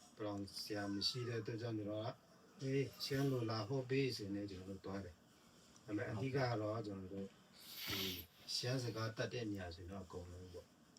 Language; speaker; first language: Burmese; non-native, local second language; Tedim Chin